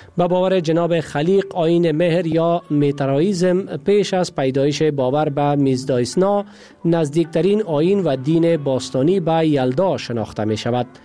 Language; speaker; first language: Persian; native; Persian